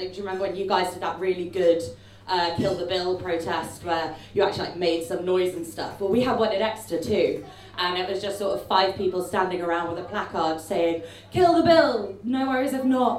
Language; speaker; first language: English; native; English